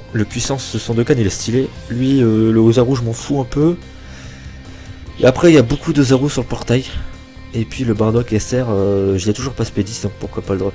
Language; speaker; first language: French; native; French